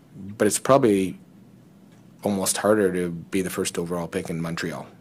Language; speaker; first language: English; native; English